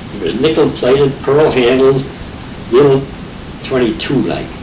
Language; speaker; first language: English; native; English